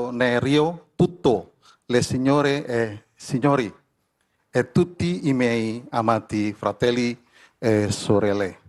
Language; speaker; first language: Italian; non-native, learner; Indonesian